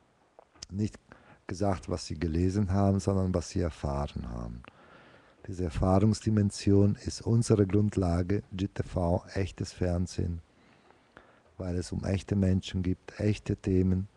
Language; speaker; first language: German; non-native, fluent; Italian